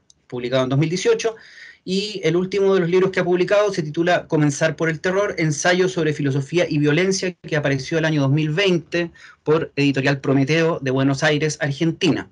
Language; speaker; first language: Spanish; native; Spanish